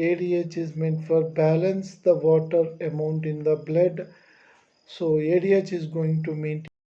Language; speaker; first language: English; non-native, local second language; Telugu